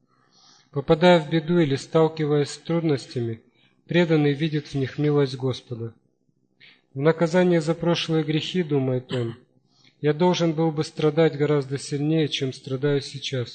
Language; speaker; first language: Russian; native; Russian